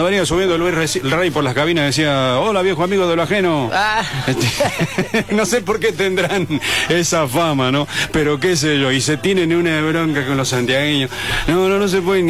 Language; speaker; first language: Spanish; native; Spanish